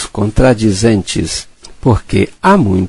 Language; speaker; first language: Portuguese; native; Portuguese